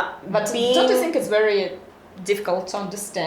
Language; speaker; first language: English; non-native, fluent; Russian